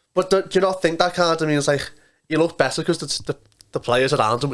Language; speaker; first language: English; native; English